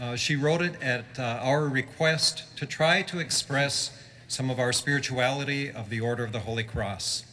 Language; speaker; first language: English; native; English